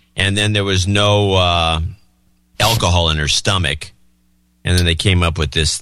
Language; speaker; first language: English; native; English